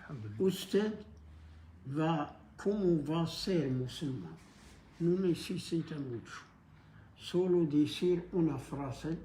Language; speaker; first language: Spanish; non-native, fluent; Arabic